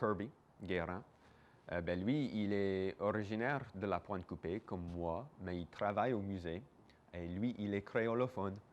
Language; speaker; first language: French; non-native, local second language; English